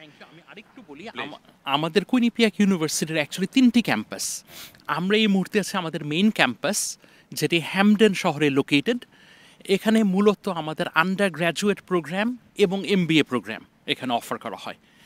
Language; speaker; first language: Bangla; native; Bangla